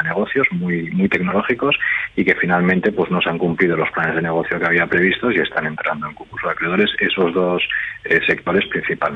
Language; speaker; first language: Spanish; native; Spanish